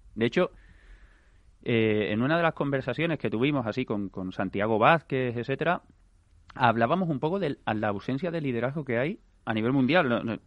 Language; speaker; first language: Spanish; native; Spanish